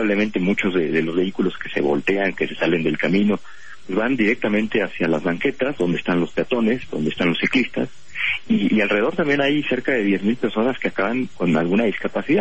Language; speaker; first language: Spanish; native; Spanish